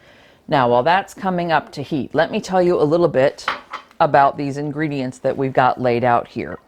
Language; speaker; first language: English; native; English